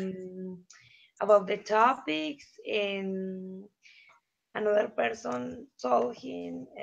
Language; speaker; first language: English; non-native, learner; Spanish